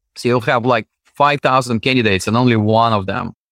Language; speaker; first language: English; non-native, fluent; Russian